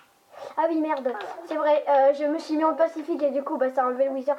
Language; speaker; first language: French; native; French